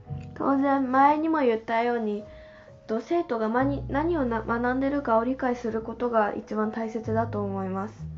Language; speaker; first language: Japanese; non-native, fluent; Chinese